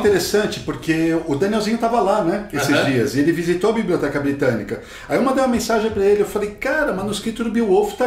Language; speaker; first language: Portuguese; native; Portuguese